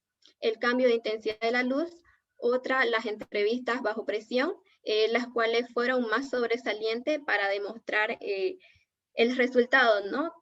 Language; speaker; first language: Spanish; native; Spanish